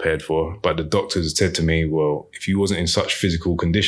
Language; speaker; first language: English; native; English